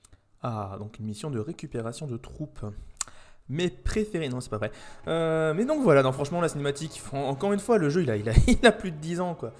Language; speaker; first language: French; native; French